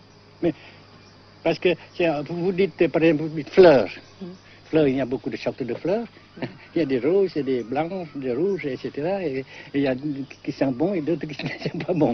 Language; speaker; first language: French; non-native, local second language; Vietnamese